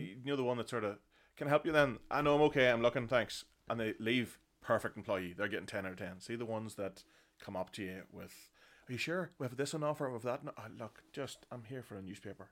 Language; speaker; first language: English; native; English